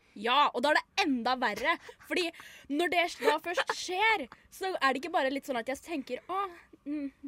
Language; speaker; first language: Norwegian; native; Norwegian